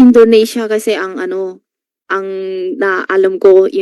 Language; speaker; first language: Filipino; non-native, learner; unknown